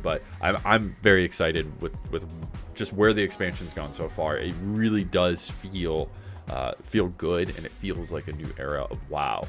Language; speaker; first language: English; native; English